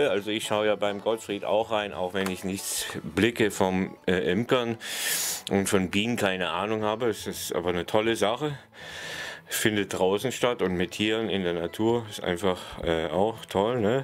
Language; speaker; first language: German; native; German